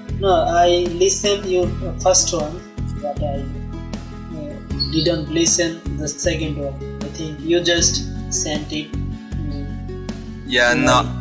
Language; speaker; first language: English; non-native, learner; Bangla